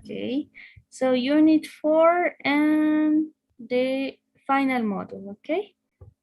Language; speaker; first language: English; non-native, fluent; Spanish